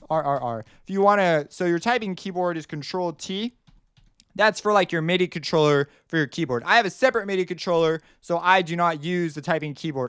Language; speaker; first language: English; native; English